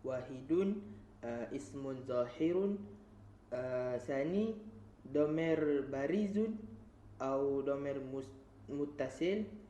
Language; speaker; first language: Arabic; non-native, learner; Malay